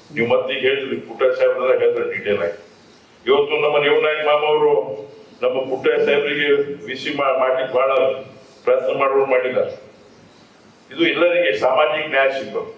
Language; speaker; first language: Kannada; non-native, local second language; Lambadi